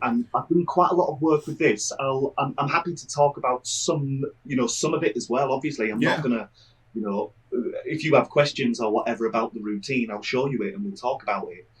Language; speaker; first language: English; native; English